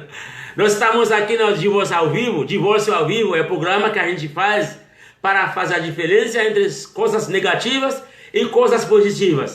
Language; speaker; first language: Portuguese; non-native, learner; Haitian Creole